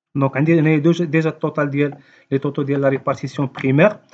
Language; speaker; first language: French; non-native, local second language; Arabic